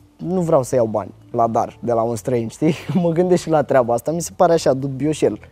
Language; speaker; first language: Romanian; early bilingual, other home language; Arabic